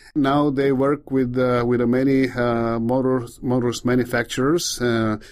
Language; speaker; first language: English; non-native, fluent; Bulgarian